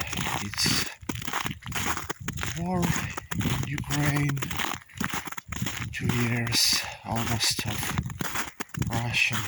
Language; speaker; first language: English; non-native, learner; Ukrainian